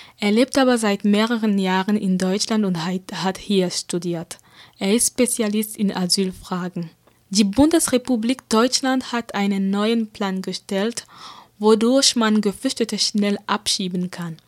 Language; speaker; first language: German; non-native, fluent; Central Kurdish